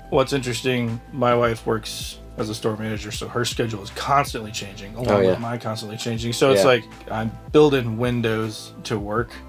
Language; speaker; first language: English; native; English